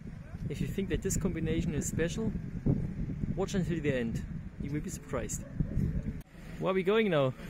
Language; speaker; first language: English; non-native, fluent; German